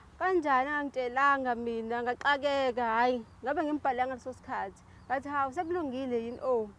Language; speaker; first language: Zulu; native; Zulu